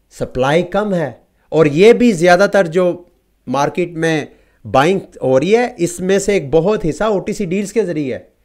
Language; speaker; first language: Urdu; native; Urdu